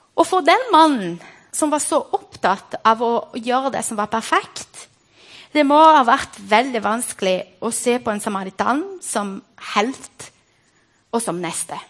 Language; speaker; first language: Norwegian; non-native, fluent; Portuguese